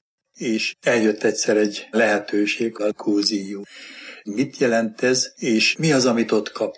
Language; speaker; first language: Hungarian; native; Hungarian